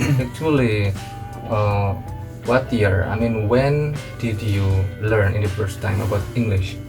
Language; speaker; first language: English; non-native, learner; Indonesian